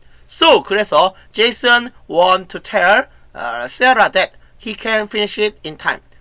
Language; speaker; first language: English; non-native, fluent; Korean